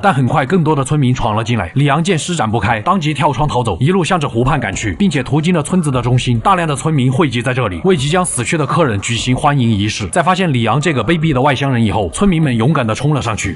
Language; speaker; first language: Chinese; native; Chinese